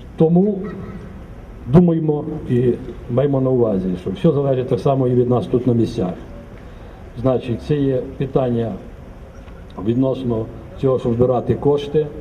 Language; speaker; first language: Ukrainian; native; Ukrainian